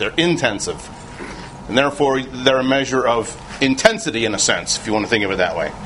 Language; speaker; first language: English; native; English